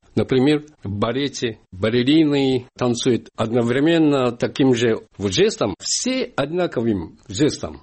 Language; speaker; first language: Russian; non-native, fluent; Japanese